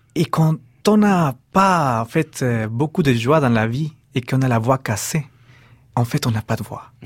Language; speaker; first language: French; non-native, fluent; Spanish